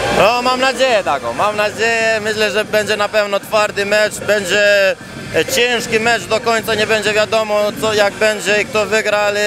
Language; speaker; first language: Polish; non-native, fluent; Albanian